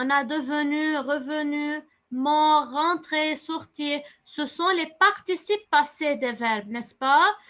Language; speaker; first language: French; non-native, local second language; Arabic